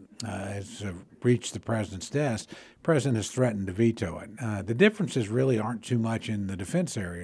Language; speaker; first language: English; native; English